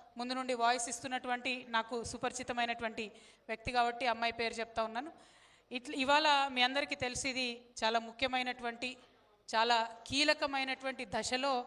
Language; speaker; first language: Telugu; native; Telugu